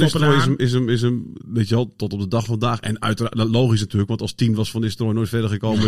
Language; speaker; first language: Dutch; native; Dutch